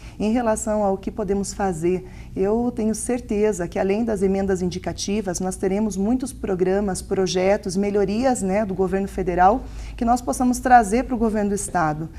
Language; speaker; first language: Portuguese; native; Portuguese